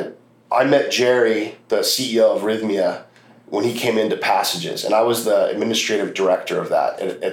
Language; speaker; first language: English; native; English